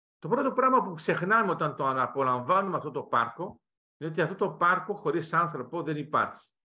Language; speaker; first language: Greek; early bilingual, heritage; Greek